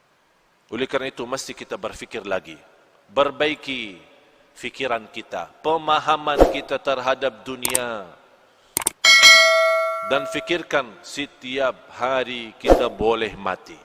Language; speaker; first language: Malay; non-native, fluent; Arabic